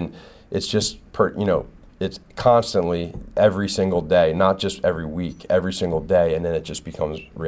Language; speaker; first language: English; native; English